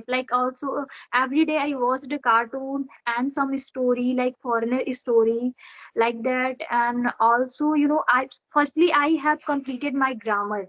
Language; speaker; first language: English; non-native, learner; Odia